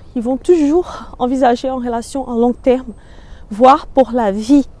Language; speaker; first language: French; non-native, fluent; Portuguese